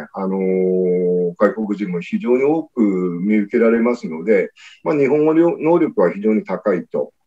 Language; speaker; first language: Japanese; native; Japanese